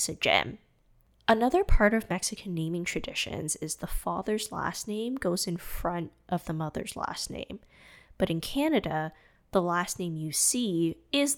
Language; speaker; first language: English; non-native, fluent; Cantonese